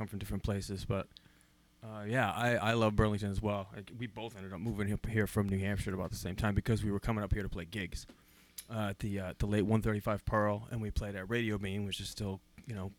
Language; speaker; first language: English; native; English